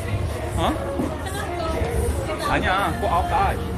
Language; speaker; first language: Korean; native; Korean